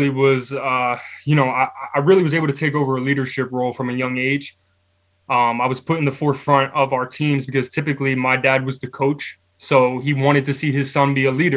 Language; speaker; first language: English; native; English